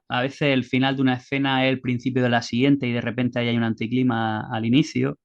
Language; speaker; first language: Spanish; native; Spanish